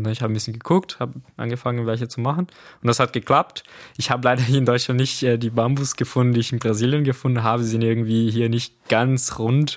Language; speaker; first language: German; non-native, fluent; Portuguese